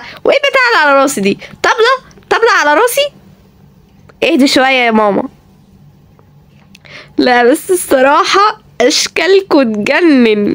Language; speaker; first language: Arabic; native; Arabic